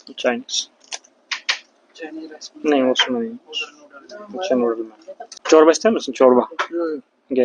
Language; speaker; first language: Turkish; non-native, fluent; Hindi